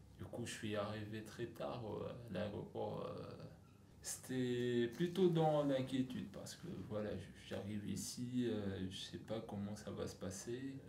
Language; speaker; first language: French; non-native, local second language; Arabic